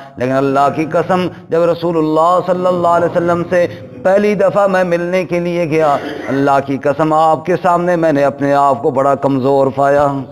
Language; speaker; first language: Urdu; non-native, local second language; Punjabi